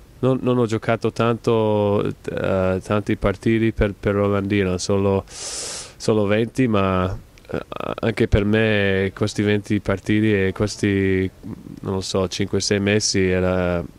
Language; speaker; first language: Italian; non-native, fluent; English